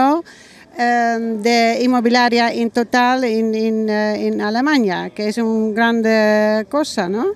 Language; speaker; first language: Spanish; non-native, learner; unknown